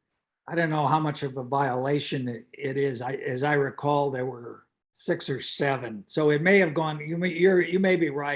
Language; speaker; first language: English; native; English